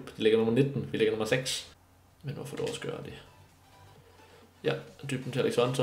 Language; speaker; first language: Danish; native; Danish